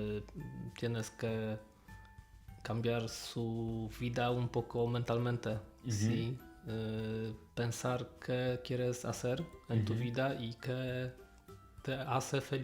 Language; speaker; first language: Spanish; non-native, learner; Polish